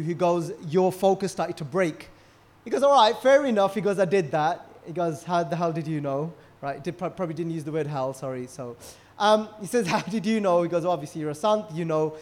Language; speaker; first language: English; early bilingual, other home language; Punjabi